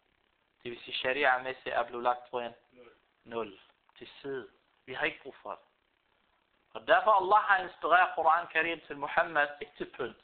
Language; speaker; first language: Danish; early bilingual, other home language; Arabic